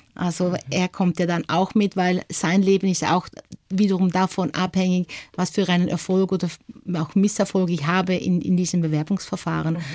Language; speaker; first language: German; native; German